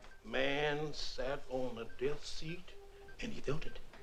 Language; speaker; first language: English; early bilingual, other home language; Spanish